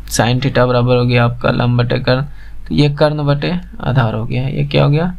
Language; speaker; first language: Hindi; native; Hindi